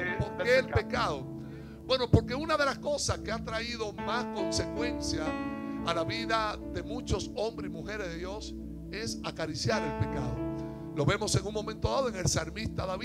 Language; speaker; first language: Spanish; native; Spanish